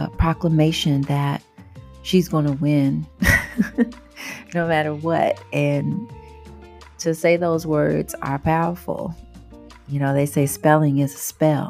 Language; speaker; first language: English; native; English